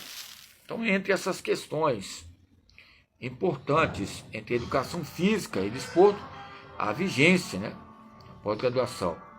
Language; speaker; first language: Portuguese; native; Portuguese